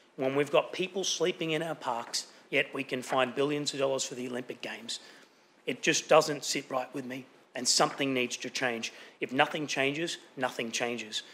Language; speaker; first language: English; native; English